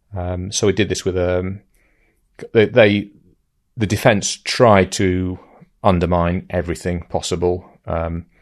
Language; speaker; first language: English; native; English